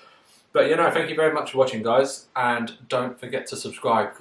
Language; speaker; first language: English; native; English